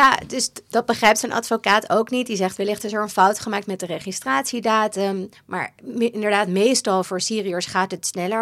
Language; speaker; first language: Dutch; native; Dutch